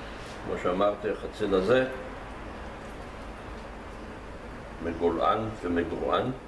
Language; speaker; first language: Hebrew; native; Hebrew